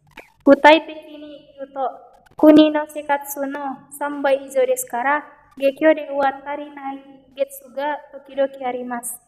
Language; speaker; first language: Japanese; non-native, learner; Indonesian